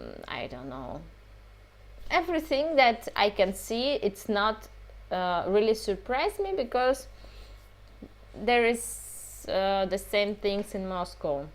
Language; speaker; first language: English; non-native, fluent; Russian